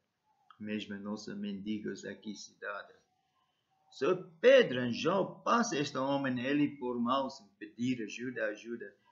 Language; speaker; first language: Portuguese; non-native, learner; English